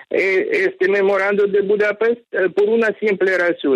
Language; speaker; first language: Spanish; non-native, fluent; Ukrainian